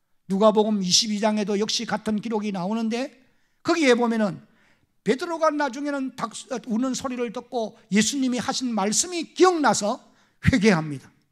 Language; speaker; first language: Korean; native; Korean